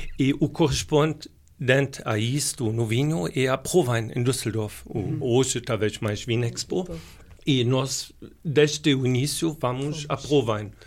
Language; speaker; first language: Portuguese; non-native, fluent; German